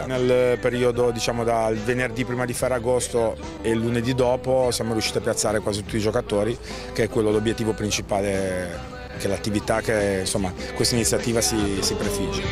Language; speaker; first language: Italian; native; Italian